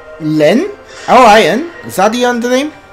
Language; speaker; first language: English; native; English